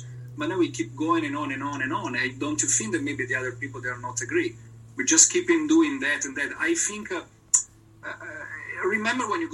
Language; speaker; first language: English; non-native, learner; Italian